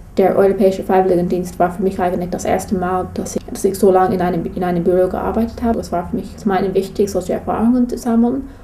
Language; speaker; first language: German; non-native, fluent; English